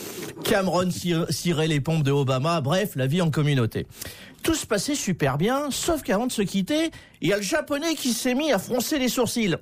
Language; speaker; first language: French; native; French